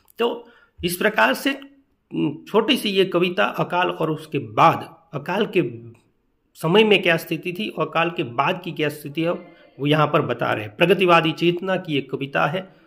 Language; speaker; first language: Hindi; non-native, local second language; Gujarati